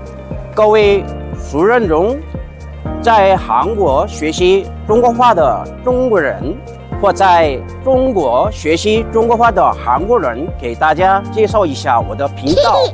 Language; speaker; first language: Chinese; non-native, fluent; Korean